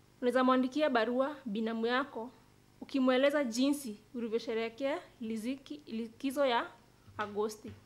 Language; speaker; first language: Swahili; non-native, local second language; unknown